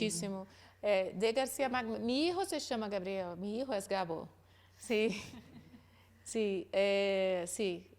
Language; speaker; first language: Spanish; non-native, learner; Portuguese